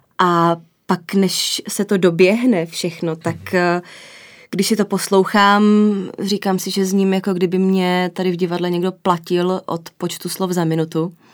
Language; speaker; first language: Czech; native; Czech